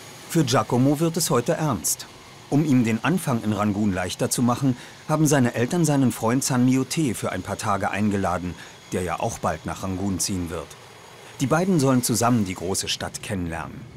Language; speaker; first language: German; native; German